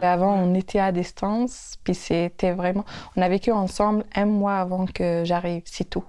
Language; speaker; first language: French; non-native, local second language; Kabyle